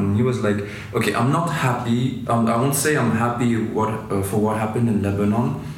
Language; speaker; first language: English; non-native, fluent; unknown